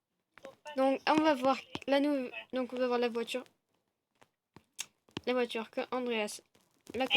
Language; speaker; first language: French; native; French